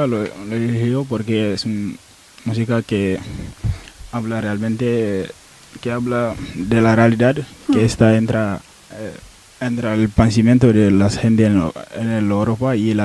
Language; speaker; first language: Spanish; non-native, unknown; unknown